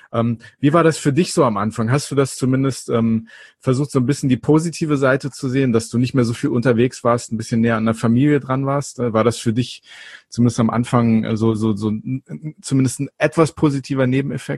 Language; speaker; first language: German; native; German